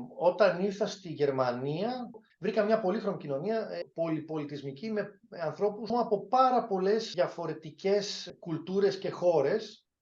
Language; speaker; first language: Greek; native; Greek